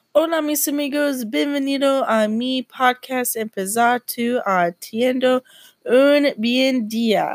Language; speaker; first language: Spanish; non-native, learner; English